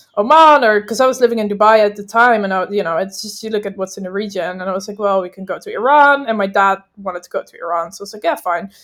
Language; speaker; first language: English; non-native, fluent; Dutch